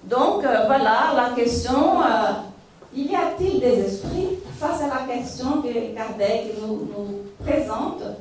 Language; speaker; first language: French; non-native, fluent; Portuguese